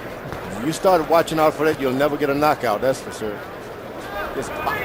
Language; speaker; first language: English; native; English